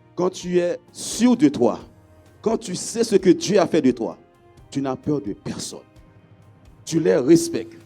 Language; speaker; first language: French; non-native, local second language; Haitian Creole